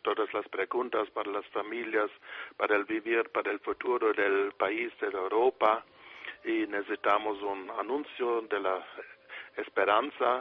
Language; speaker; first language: Spanish; non-native, fluent; German